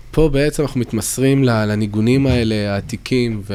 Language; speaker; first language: Hebrew; early bilingual, other home language; French